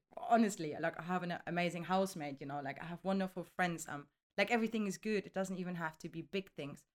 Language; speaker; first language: English; non-native, fluent; German